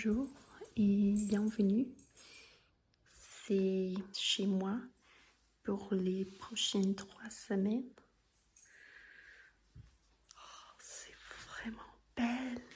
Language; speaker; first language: French; non-native, learner; English